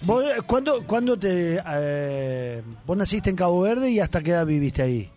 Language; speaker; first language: Spanish; native; Spanish